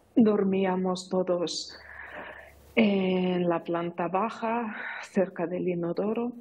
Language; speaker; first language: Spanish; non-native, fluent; Ukrainian